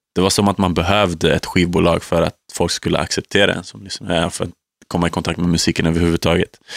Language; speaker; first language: Swedish; native; Swedish